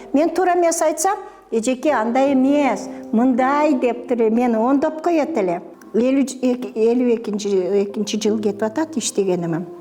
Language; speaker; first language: Kyrgyz; non-native, local second language; Russian